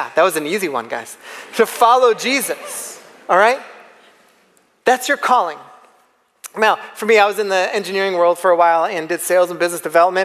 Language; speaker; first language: English; native; English